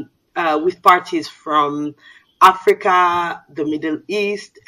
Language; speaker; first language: English; non-native, fluent; Soninke